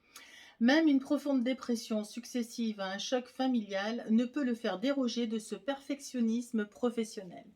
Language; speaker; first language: French; native; French